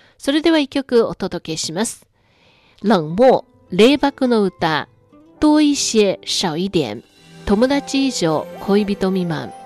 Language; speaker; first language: Japanese; non-native, fluent; Chinese